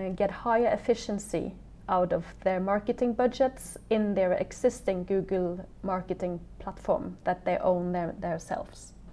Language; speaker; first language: English; non-native, fluent; Norwegian